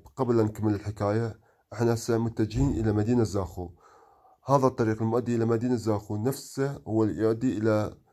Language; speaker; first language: Arabic; non-native, local second language; Kurdish